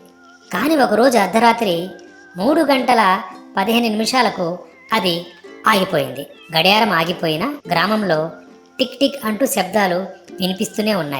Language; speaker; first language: Telugu; native; Telugu